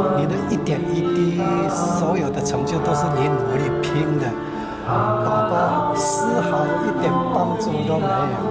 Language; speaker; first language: Chinese; non-native, local second language; Amis